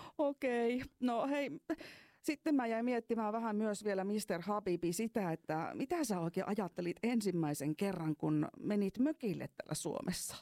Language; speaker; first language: Finnish; native; Finnish